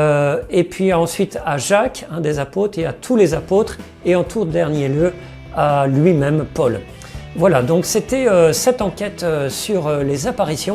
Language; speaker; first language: French; native; French